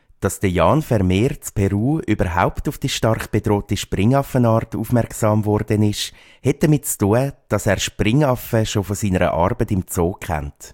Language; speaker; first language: German; native; German